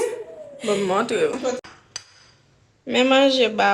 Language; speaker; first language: French; non-native, local second language; Haitian Creole